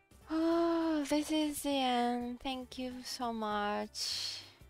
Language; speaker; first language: English; non-native, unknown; Japanese